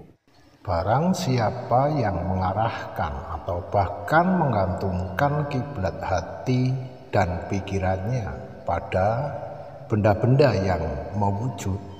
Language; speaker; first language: Indonesian; native; Indonesian